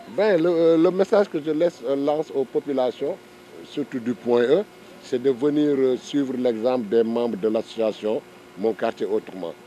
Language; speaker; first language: French; non-native, local second language; Wolof